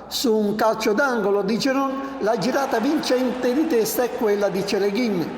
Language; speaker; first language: Italian; native; Italian